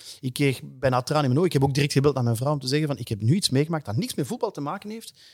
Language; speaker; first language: Dutch; non-native, local second language; French